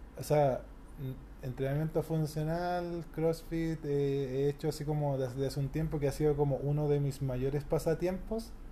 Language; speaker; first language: Spanish; native; Spanish